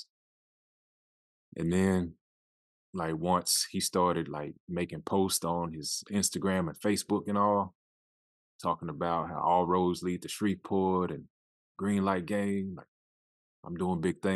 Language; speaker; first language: English; native; English